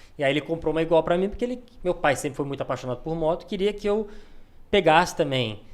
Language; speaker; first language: Portuguese; early bilingual, other home language; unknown